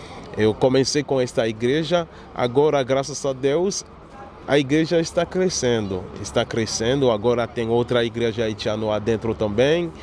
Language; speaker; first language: Portuguese; non-native, learner; Haitian Creole